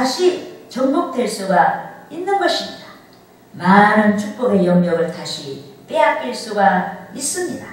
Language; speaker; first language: Korean; native; Korean